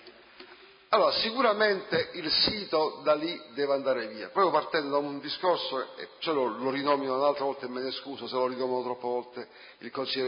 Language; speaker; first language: Italian; native; Italian